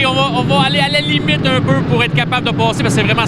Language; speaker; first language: French; native; French